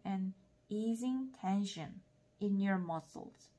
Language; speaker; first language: English; non-native, learner; Korean